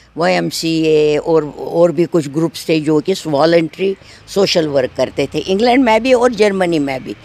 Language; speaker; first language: Urdu; non-native, local second language; Kashmiri